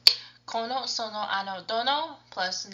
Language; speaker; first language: Japanese; non-native, fluent; English